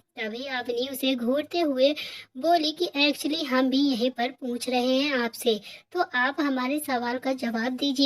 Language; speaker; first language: Hindi; native; Hindi